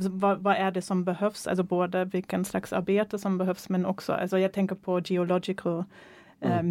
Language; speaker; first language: Swedish; non-native, fluent; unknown